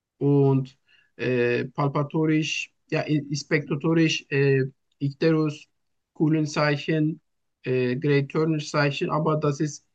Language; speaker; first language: German; non-native, learner; Turkish